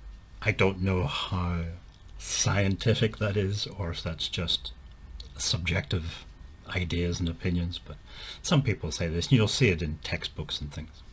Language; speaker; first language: English; native; English